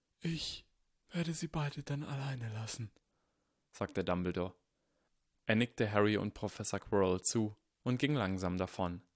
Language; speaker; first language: German; native; German